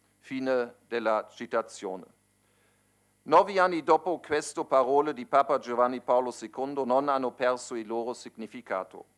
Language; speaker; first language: Italian; non-native, fluent; German